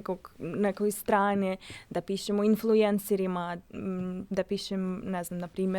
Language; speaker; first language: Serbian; non-native, fluent; Russian